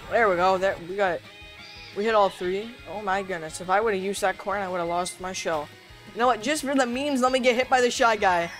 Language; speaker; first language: English; native; English